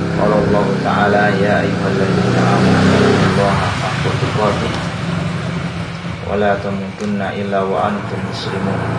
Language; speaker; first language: Arabic; non-native, fluent; Indonesian